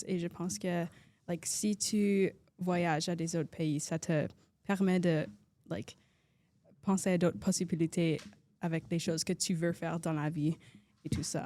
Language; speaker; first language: French; non-native, local second language; English